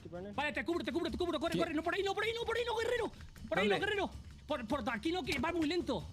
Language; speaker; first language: Spanish; native; Spanish